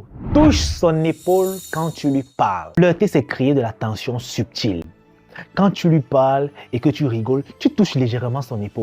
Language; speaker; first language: French; native; French